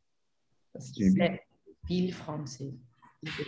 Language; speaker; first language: French; non-native, learner; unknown